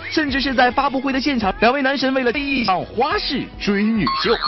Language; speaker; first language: Chinese; native; Chinese